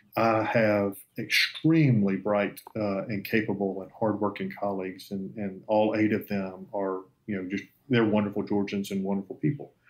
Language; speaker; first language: English; native; English